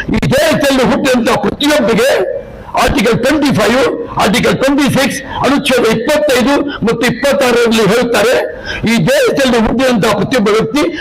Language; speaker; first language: Kannada; non-native, local second language; Urdu